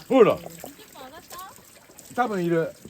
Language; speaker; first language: Japanese; native; Japanese